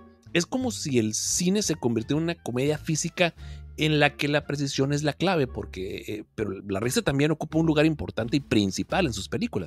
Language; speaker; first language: Spanish; native; Spanish